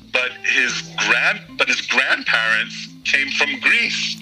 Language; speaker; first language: English; early bilingual, other home language; Greek